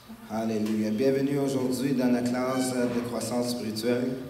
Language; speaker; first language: French; native; French